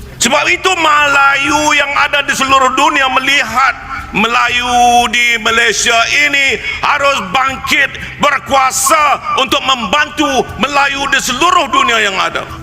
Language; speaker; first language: Malay; native; Malay